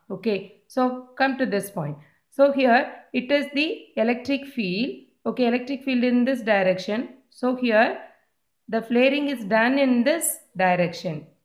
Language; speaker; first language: English; non-native, local second language; Tamil